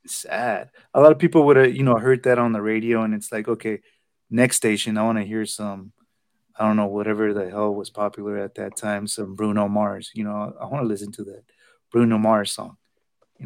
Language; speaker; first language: English; early bilingual, other home language; Spanish